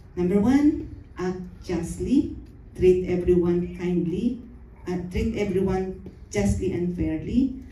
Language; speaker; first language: English; non-native, local second language; Filipino